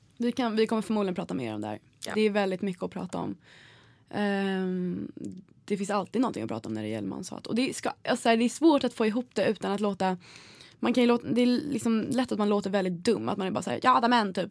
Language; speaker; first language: Swedish; native; Swedish